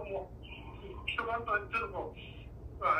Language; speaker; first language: Japanese; native; Japanese